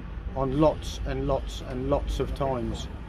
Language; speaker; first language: English; native; English